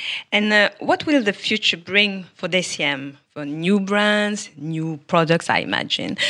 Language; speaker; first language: English; non-native, fluent; French